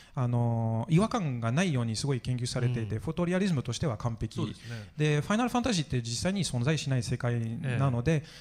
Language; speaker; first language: Japanese; non-native, fluent; French